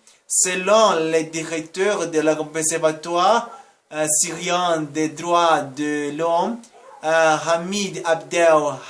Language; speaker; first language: French; non-native, learner; Portuguese